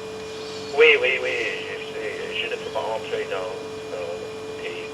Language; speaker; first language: French; non-native, fluent; English